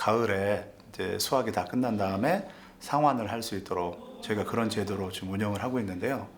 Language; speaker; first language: Korean; native; Korean